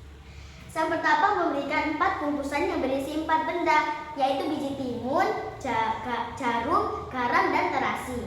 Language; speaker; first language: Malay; non-native, local second language; Javanese